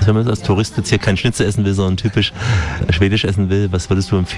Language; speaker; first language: German; native; German